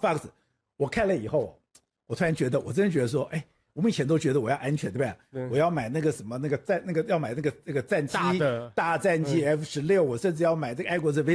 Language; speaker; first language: Chinese; native; Chinese